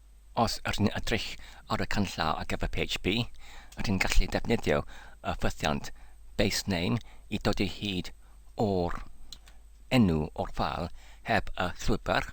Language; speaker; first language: Welsh; non-native, learner; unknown